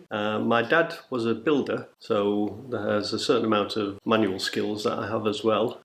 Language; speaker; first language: English; native; English